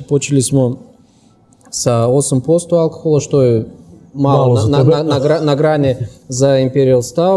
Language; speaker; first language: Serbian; non-native, fluent; Russian